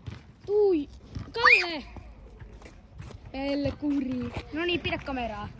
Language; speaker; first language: Finnish; native; Finnish